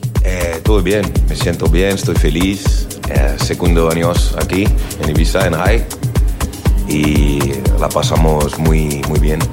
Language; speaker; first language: Spanish; non-native, learner; French